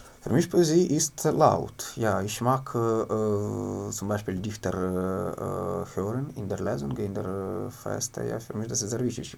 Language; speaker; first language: German; non-native, learner; Ukrainian